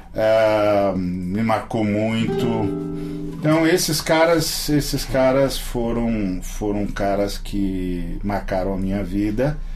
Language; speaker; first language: Portuguese; native; Portuguese